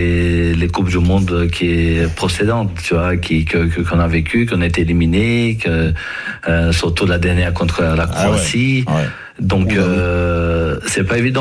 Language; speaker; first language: French; non-native, fluent; Portuguese